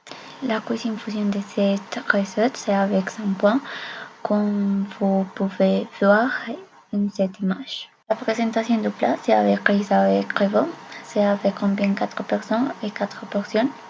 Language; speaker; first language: French; non-native, learner; Spanish